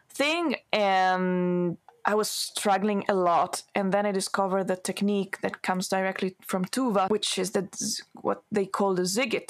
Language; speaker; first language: English; non-native, fluent; Italian